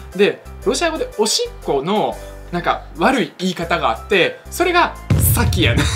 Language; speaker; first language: Japanese; early bilingual, other home language; Russian